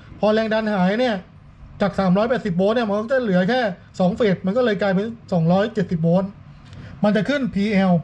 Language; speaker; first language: Thai; native; Thai